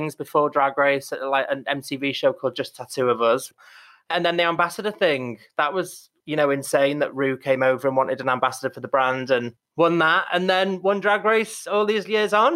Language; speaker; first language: English; native; English